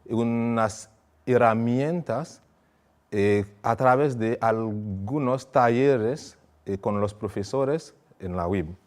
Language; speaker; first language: Spanish; non-native, fluent; Haitian Creole